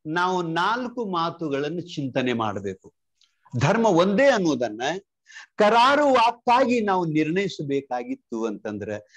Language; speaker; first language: Kannada; native; Kannada